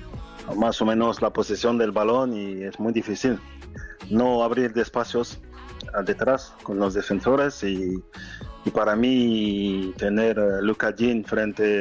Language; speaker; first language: Spanish; non-native, fluent; French